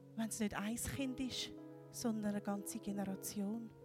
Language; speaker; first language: German; native; German